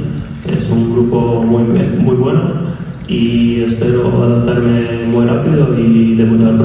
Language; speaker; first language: Spanish; non-native, fluent; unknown